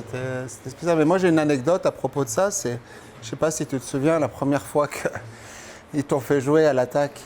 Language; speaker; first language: French; native; French